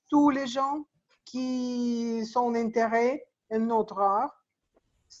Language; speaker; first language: French; non-native, learner; Russian